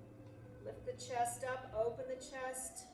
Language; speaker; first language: English; native; English